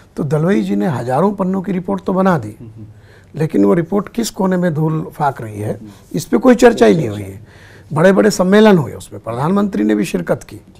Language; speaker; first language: Hindi; native; Hindi